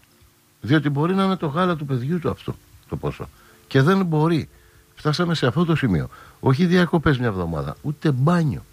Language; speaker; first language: Greek; native; Greek